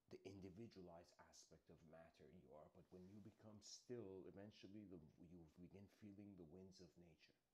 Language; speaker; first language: English; native; English